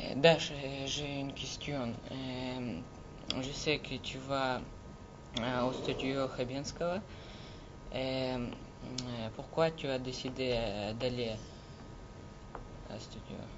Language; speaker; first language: French; non-native, learner; Russian